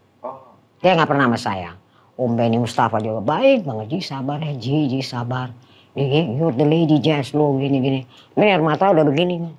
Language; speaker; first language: Indonesian; non-native, fluent; Dutch